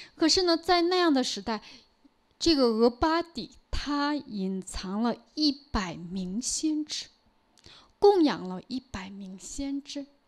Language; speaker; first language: Chinese; non-native, local second language; Korean